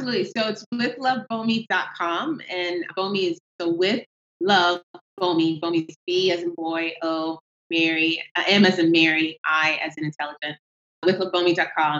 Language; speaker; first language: English; non-native, local second language; Yoruba